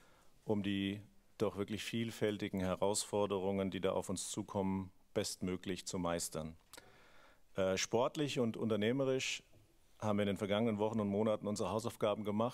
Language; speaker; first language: German; native; German